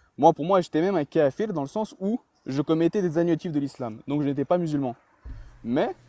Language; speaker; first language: French; early bilingual, other home language; Chechen